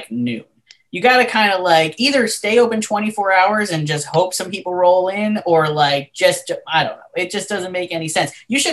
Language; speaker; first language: English; native; English